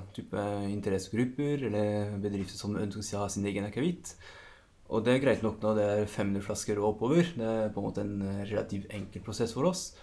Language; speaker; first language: Norwegian; non-native, fluent; French